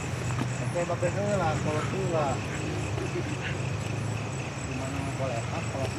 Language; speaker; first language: Indonesian; non-native, local second language; Sundanese